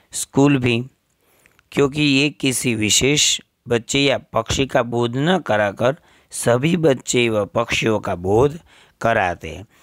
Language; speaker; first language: Hindi; non-native, local second language; Gujarati